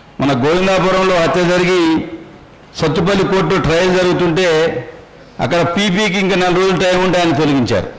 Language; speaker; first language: Telugu; native; Telugu